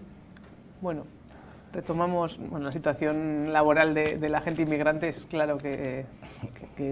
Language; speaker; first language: Spanish; native; Spanish